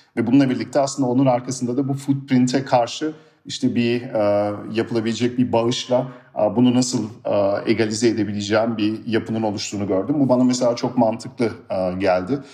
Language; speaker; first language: Turkish; early bilingual, heritage; Turkish